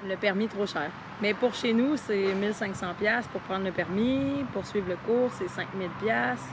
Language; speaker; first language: French; native; French